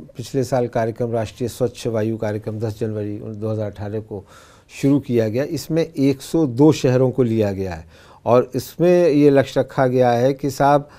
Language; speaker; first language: Hindi; native; Hindi